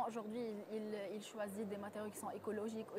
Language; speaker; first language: French; non-native, local second language; Arabic